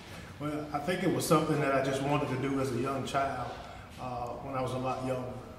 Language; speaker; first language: English; native; English